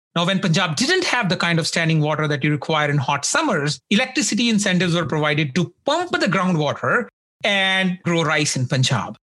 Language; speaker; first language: English; non-native, local second language; Punjabi